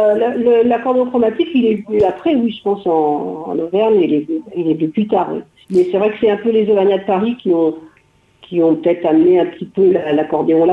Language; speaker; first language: French; native; French